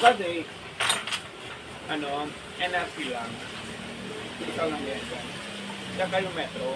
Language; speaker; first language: Filipino; non-native, learner; Punjabi